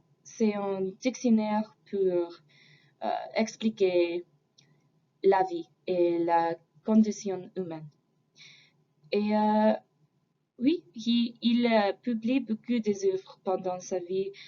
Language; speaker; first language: French; non-native, fluent; English